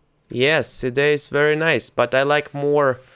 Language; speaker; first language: English; non-native, fluent; Russian